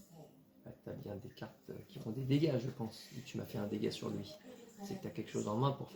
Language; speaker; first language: French; native; French